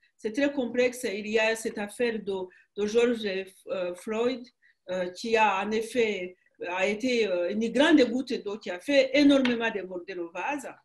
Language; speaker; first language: French; non-native, local second language; Kinyarwanda